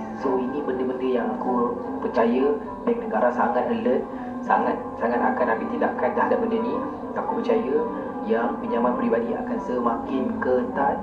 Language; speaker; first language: Malay; native; Malay